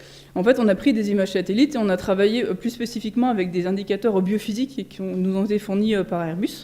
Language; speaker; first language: French; native; French